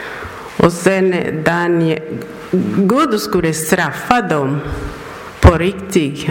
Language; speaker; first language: Swedish; non-native, learner; Persian